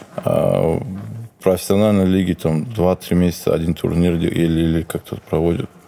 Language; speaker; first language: Russian; non-native, local second language; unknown